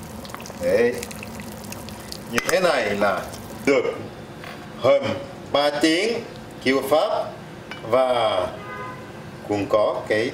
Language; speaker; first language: Vietnamese; non-native, fluent; French